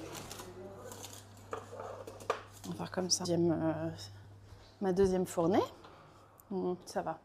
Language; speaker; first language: French; native; French